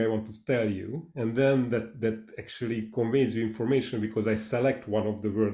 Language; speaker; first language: English; non-native, fluent; Hungarian